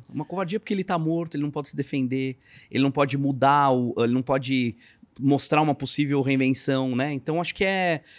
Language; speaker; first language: Portuguese; native; Portuguese